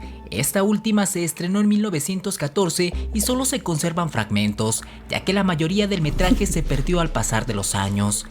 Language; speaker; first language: Spanish; native; Spanish